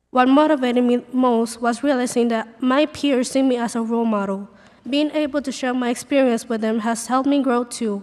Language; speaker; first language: English; early bilingual, other home language; Spanish